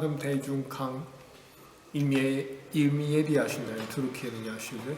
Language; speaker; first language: Turkish; non-native, learner; Korean